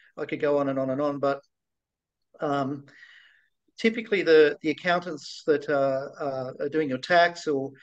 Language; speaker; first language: English; native; English